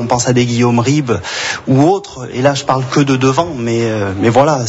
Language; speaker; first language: French; native; French